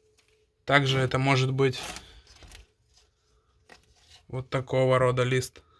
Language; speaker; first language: Russian; native; Russian